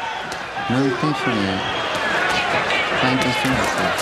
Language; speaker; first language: French; non-native, learner; Romanian